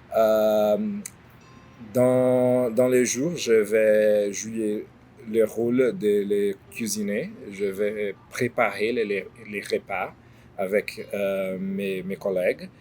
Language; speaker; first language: French; non-native, learner; Portuguese